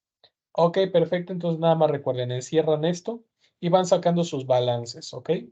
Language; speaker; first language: Spanish; native; Spanish